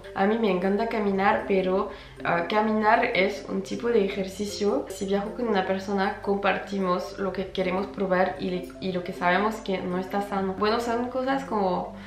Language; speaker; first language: Spanish; non-native, fluent; French